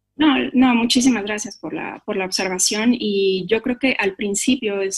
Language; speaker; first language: Spanish; native; Spanish